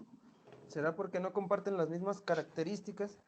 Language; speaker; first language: Spanish; native; Spanish